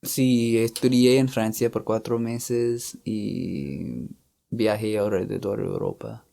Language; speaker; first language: Spanish; non-native, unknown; English